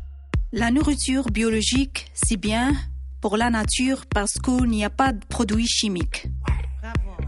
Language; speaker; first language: French; non-native, learner; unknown